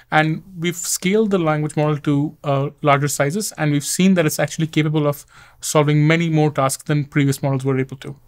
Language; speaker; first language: English; non-native, local second language; Hindi